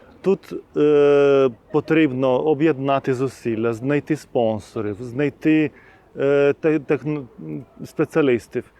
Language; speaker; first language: Ukrainian; non-native, fluent; Lithuanian